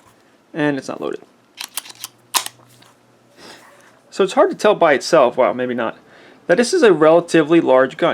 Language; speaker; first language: English; native; English